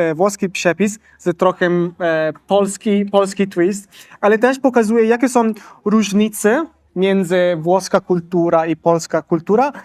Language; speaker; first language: Polish; non-native, fluent; Italian